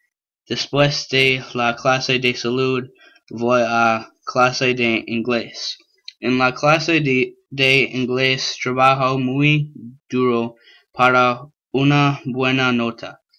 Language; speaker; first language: Spanish; non-native, learner; English